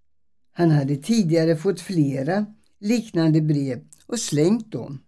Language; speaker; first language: Swedish; early bilingual, other home language; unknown